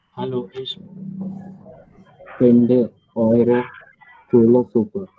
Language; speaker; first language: German; non-native, learner; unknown